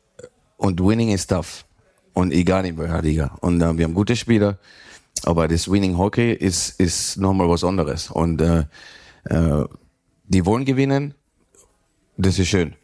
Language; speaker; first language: German; native; German